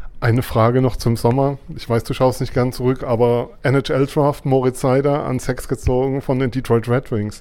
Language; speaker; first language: German; native; German